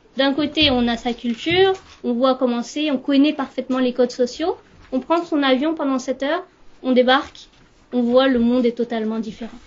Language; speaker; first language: French; early bilingual, other home language; Punjabi